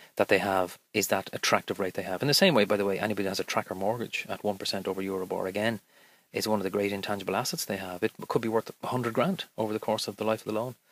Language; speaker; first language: English; native; English